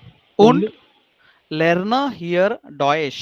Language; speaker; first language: German; non-native, fluent; Hindi